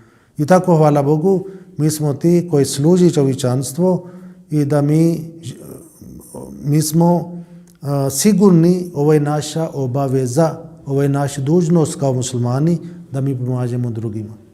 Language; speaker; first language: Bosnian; non-native, learner; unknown